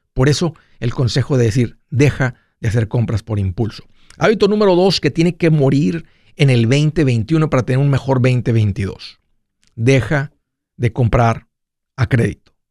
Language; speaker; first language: Spanish; native; Spanish